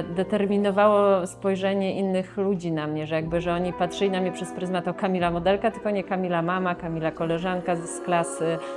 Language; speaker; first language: Polish; native; Polish